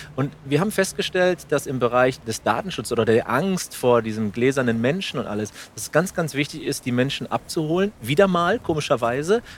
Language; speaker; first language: German; non-native, fluent; Spanish